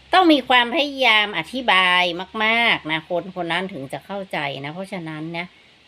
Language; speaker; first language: Thai; native; Thai